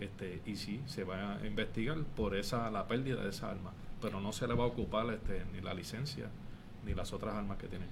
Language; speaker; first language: Spanish; native; Spanish